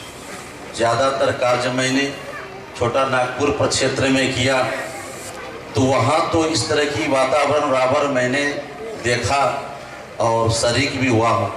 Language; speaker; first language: Hindi; native; Hindi